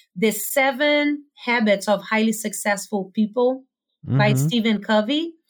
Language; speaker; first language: English; non-native, fluent; Portuguese